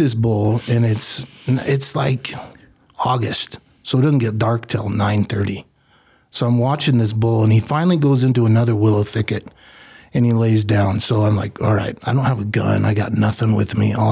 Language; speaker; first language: English; native; English